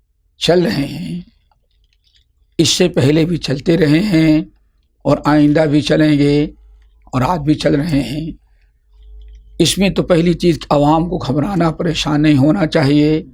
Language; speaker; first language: Urdu; native; Urdu